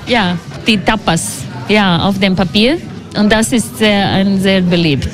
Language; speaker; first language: German; non-native, learner; Latvian